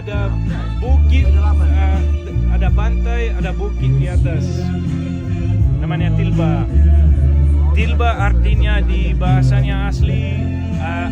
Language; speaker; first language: Indonesian; non-native, learner; English